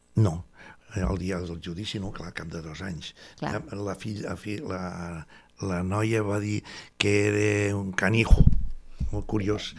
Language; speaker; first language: Catalan; native; Catalan